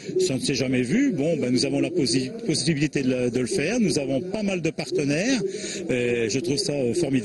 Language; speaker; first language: French; native; French